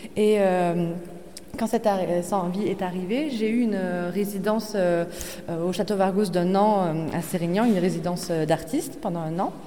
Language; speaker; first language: French; native; French